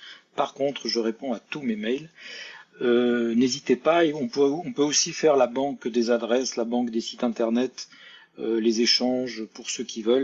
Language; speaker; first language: French; native; French